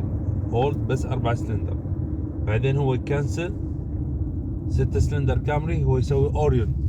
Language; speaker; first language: Arabic; non-native, learner; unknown